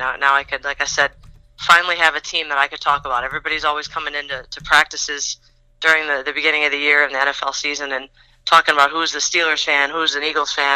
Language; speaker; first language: English; native; English